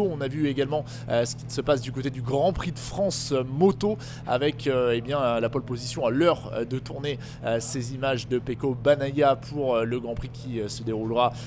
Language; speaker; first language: French; native; French